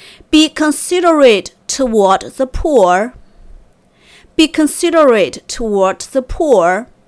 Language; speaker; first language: English; non-native, fluent; Chinese